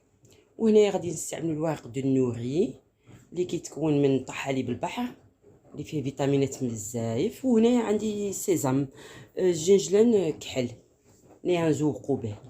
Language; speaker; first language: Arabic; native; Arabic